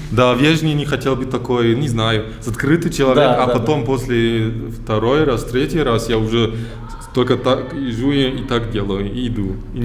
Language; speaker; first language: Russian; early bilingual, heritage; German